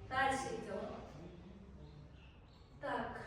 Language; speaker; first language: Russian; non-native, local second language; Kyrgyz